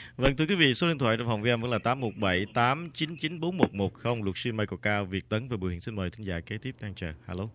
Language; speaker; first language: Vietnamese; native; Vietnamese